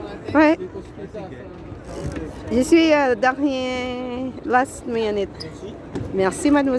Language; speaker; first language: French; non-native, learner; Filipino